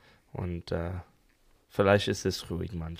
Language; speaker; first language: German; non-native, fluent; English